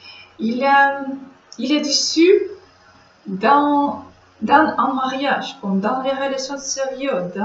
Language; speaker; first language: French; non-native, learner; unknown